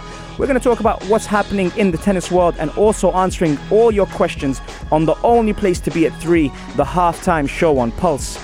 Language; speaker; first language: English; native; English